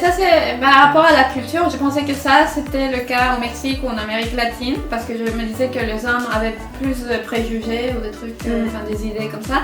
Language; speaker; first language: French; non-native, fluent; Spanish